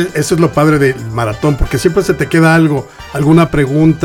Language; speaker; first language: Spanish; native; Spanish